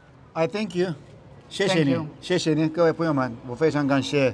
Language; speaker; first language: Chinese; non-native, fluent; Turkish